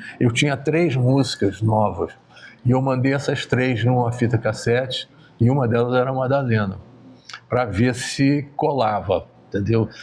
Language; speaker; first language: Portuguese; native; Portuguese